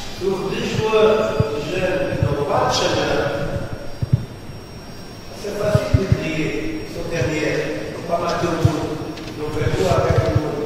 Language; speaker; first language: French; non-native, learner; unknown